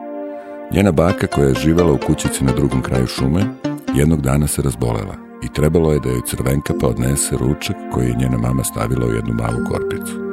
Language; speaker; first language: Serbian; native; Serbian